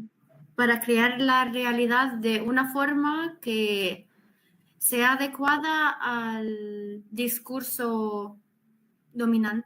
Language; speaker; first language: Spanish; non-native, fluent; Arabic